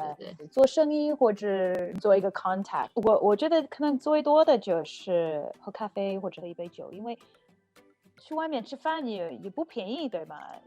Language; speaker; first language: Chinese; non-native, fluent; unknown